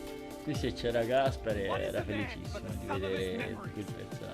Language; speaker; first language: Italian; native; Italian